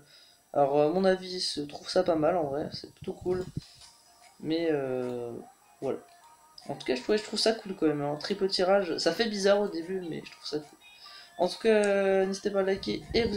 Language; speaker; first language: French; native; French